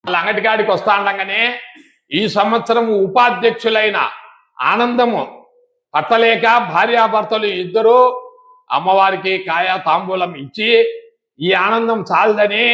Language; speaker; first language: Telugu; native; Telugu